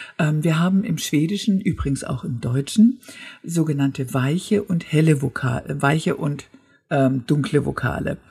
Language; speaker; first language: German; native; German